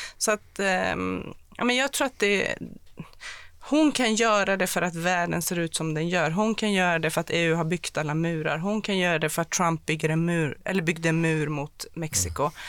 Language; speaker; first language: Swedish; early bilingual, other home language; Persian